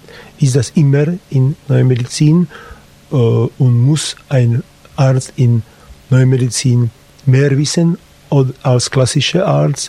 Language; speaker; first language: German; non-native, fluent; Slovak